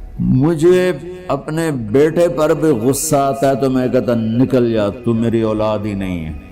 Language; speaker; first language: Urdu; non-native, local second language; Punjabi